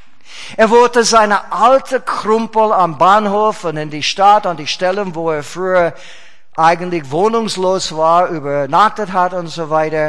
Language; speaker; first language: German; non-native, fluent; English